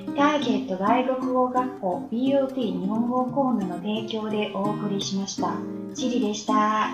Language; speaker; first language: Japanese; non-native, fluent; Chinese